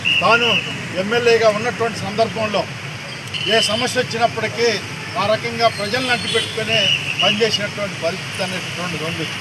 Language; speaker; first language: Telugu; native; Telugu